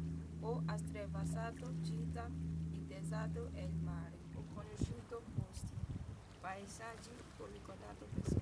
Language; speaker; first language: Italian; non-native, learner; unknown